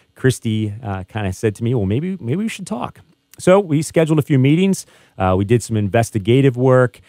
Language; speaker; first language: English; native; English